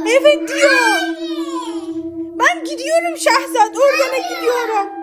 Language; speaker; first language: Turkish; non-native, fluent; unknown